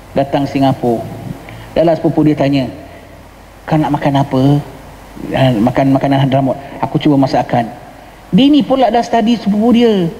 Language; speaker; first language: Malay; native; Malay